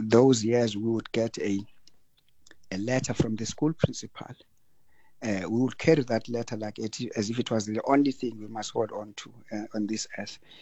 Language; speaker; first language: English; non-native, local second language; Zulu